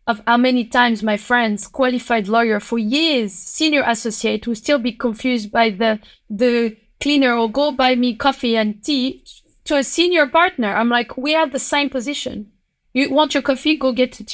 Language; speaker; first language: English; non-native, fluent; French